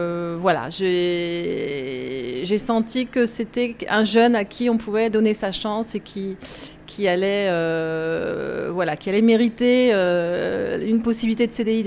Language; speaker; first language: French; native; French